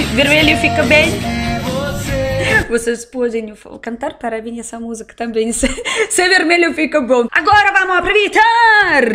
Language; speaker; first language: Portuguese; non-native, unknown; Russian